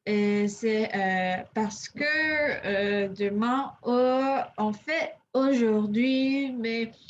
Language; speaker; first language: French; non-native, learner; English